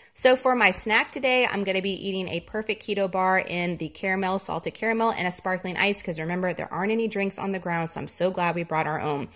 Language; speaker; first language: English; native; English